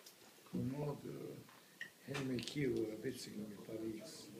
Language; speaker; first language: Hebrew; non-native, fluent; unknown